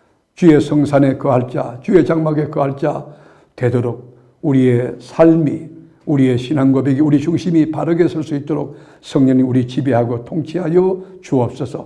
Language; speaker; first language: Korean; native; Korean